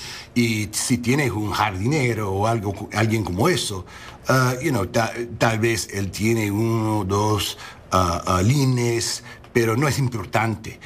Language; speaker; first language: Spanish; non-native, learner; English